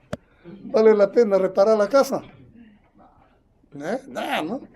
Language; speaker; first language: Spanish; native; Spanish